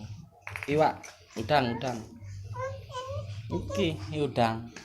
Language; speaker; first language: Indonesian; non-native, local second language; Javanese